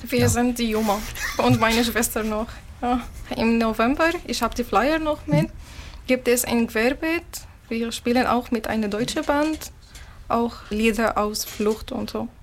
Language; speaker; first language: German; non-native, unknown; Arabic